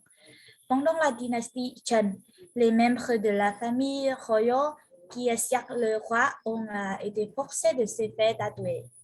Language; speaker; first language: French; non-native, learner; Vietnamese